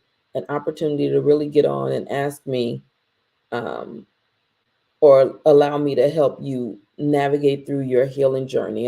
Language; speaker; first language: English; native; English